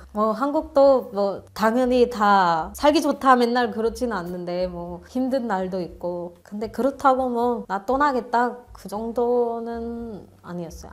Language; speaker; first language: Korean; non-native, fluent; Marathi